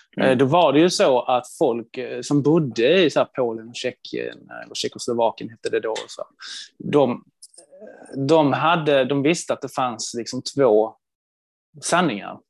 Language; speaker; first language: Swedish; early bilingual, other home language; Hebrew